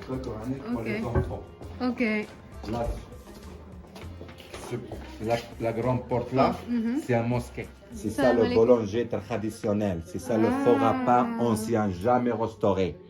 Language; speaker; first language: French; non-native, local second language; Arabic